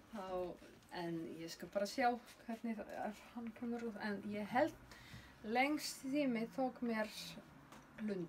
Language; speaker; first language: Icelandic; non-native, learner; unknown